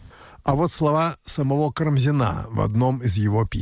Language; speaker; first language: Russian; native; Russian